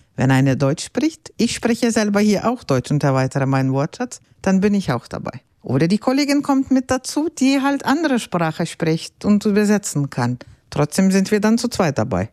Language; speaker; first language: German; non-native, fluent; Russian